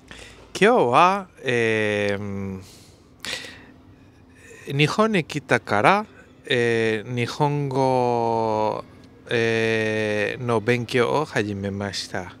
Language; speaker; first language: Japanese; non-native, learner; Spanish